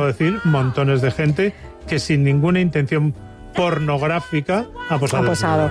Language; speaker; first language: Spanish; native; Spanish